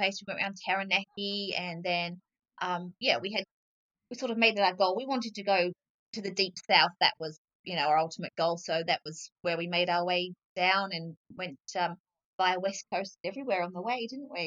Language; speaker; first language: English; native; English